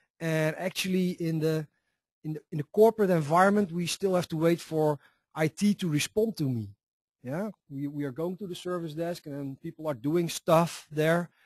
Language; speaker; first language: English; non-native, fluent; Dutch